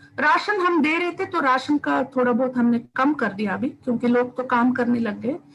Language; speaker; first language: Hindi; non-native, local second language; Tamil